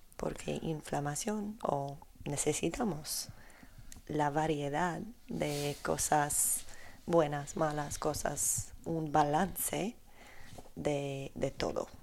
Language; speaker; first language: Spanish; non-native, learner; Polish